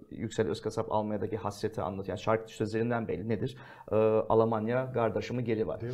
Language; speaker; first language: Turkish; early bilingual, heritage; Turkish